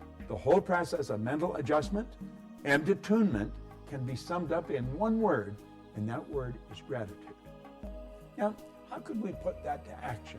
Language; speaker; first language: English; native; English